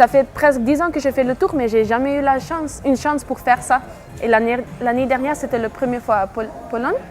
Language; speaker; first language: French; non-native, fluent; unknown